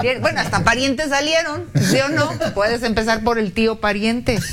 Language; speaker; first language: Spanish; native; Spanish